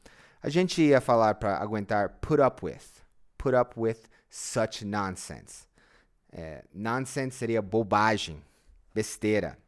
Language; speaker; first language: Portuguese; non-native, fluent; English